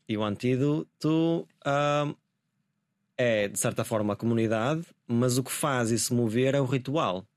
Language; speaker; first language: Portuguese; native; Portuguese